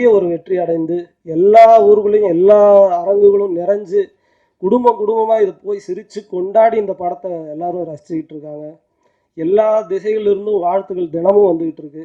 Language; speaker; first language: Tamil; native; Tamil